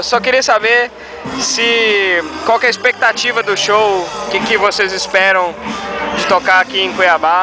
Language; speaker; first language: Portuguese; native; Portuguese